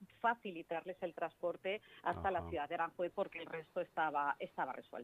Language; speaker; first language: Spanish; native; Spanish